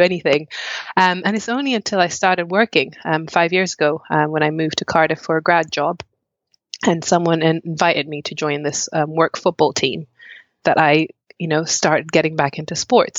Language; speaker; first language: English; non-native, local second language; Nyanja